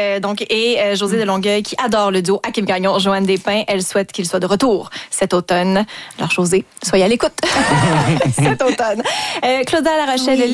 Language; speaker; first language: French; native; French